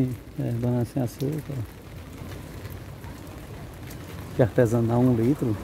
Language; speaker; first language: Portuguese; native; Portuguese